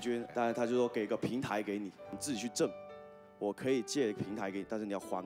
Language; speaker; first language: Chinese; native; Chinese